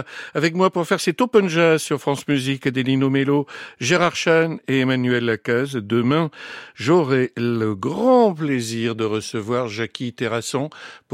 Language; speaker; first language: French; native; French